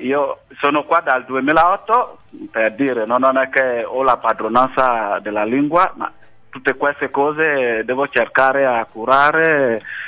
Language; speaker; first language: Italian; non-native, fluent; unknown